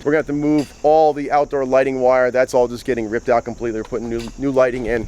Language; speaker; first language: English; native; English